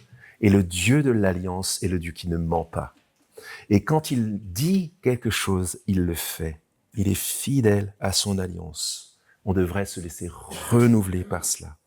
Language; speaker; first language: French; native; French